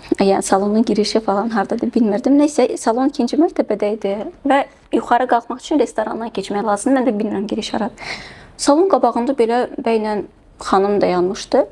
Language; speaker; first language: Azerbaijani; early bilingual, heritage; Azerbaijani